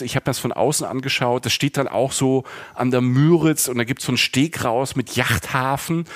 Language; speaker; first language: German; native; German